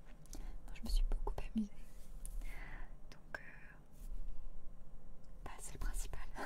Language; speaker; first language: French; native; French